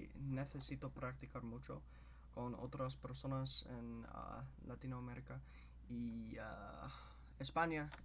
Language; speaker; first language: Spanish; non-native, learner; English